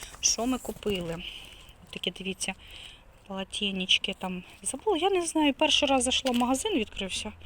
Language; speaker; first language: Ukrainian; native; Ukrainian